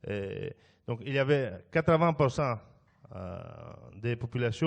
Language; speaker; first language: French; non-native, fluent; Greek